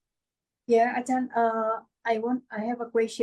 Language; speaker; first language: English; non-native, learner; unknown